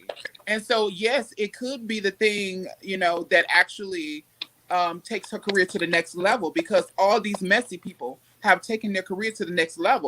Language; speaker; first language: English; native; English